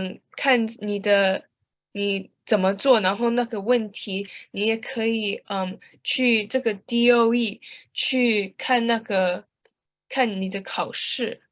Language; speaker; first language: Chinese; early bilingual, heritage; Chinese